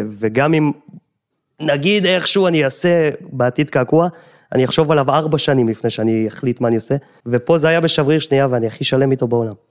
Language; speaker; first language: Hebrew; native; Hebrew